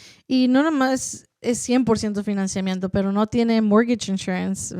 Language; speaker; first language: Spanish; early bilingual, heritage; Spanish